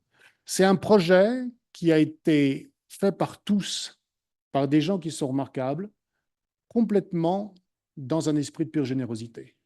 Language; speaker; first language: French; native; French